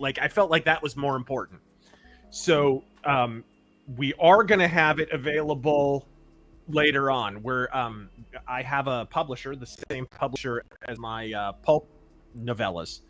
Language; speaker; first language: English; native; English